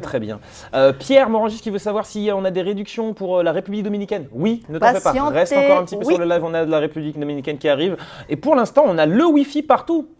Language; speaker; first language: French; native; French